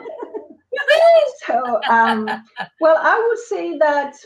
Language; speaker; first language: English; non-native, fluent; French